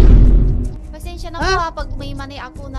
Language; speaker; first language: Filipino; non-native, learner; Chinese